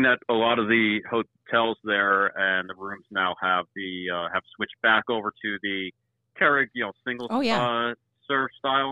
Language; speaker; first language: English; native; English